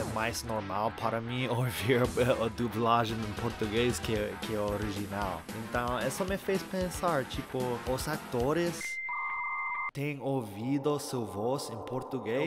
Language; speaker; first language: Portuguese; non-native, fluent; English